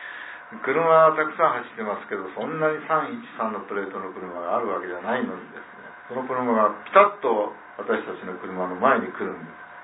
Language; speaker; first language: Japanese; native; Japanese